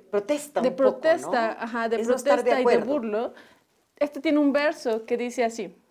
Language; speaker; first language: Spanish; native; Spanish